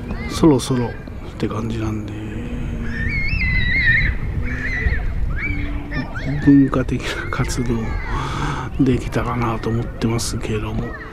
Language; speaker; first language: Japanese; native; Japanese